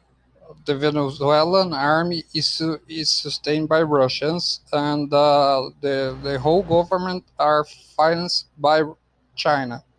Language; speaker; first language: English; non-native, fluent; Portuguese